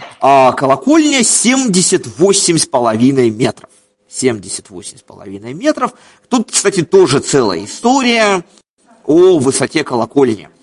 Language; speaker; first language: Russian; native; Russian